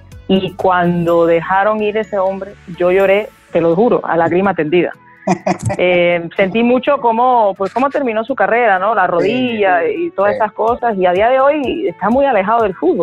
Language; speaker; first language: Spanish; native; Spanish